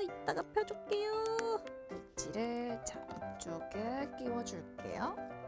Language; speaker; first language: Korean; native; Korean